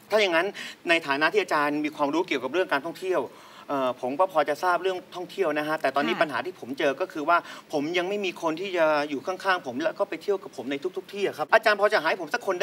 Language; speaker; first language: Thai; native; Thai